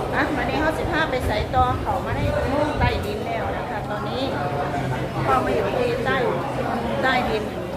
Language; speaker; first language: Thai; native; Thai